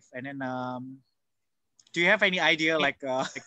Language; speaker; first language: English; non-native, fluent; Indonesian